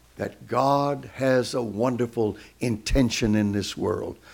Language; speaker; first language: English; native; English